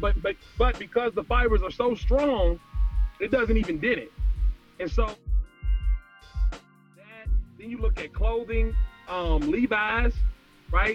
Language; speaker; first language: English; native; English